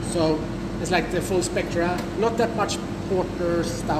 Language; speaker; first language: English; non-native, fluent; Swedish